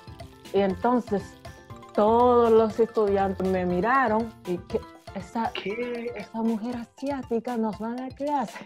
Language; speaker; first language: Spanish; non-native, fluent; Japanese